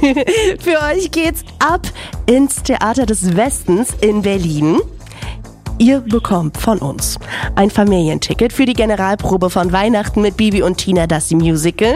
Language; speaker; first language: German; native; German